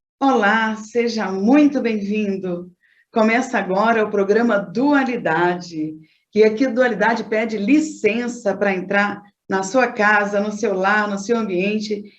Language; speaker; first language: Portuguese; native; Portuguese